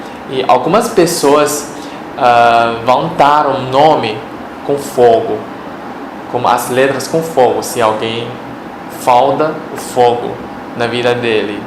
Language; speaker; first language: Portuguese; non-native, fluent; Chinese